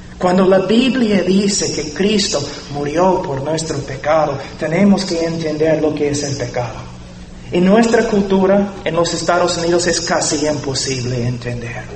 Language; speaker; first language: Spanish; non-native, fluent; English